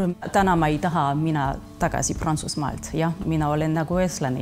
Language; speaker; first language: Estonian; non-native, learner; French